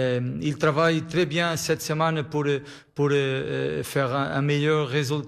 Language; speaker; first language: French; non-native, learner; Portuguese